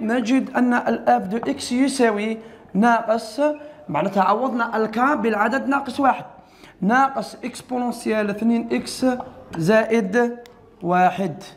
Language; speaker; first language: Arabic; native; Arabic